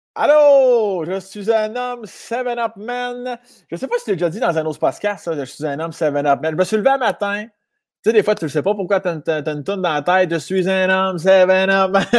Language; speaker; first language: French; native; French